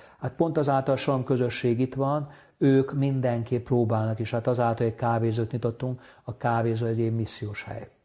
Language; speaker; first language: Hungarian; native; Hungarian